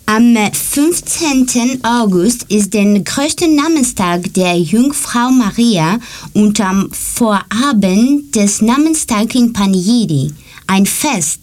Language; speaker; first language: German; non-native, learner; Greek